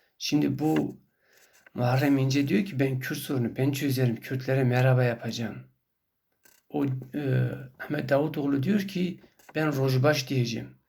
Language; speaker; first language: Turkish; non-native, local second language; Kurdish